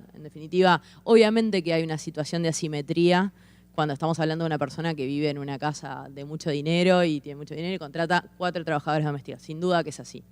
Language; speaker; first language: Spanish; native; Spanish